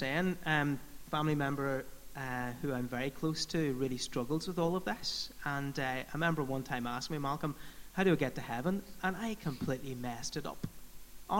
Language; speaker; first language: English; native; English